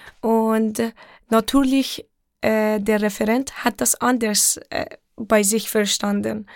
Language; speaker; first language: German; non-native, fluent; Persian